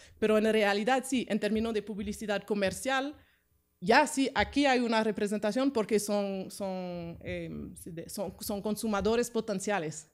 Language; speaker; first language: Spanish; non-native, fluent; French